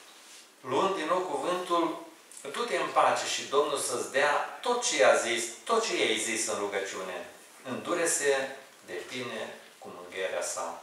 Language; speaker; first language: Romanian; native; Romanian